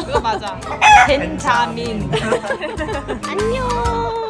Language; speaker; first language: Korean; early bilingual, heritage; English